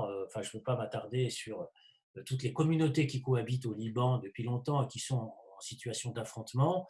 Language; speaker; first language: French; native; French